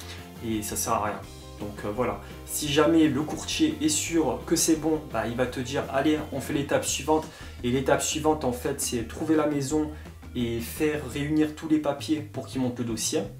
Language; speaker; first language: French; native; French